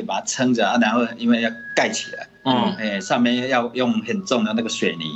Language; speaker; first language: Chinese; native; Chinese